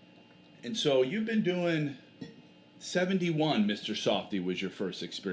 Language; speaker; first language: English; native; English